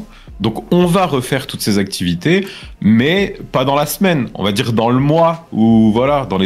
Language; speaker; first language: French; native; French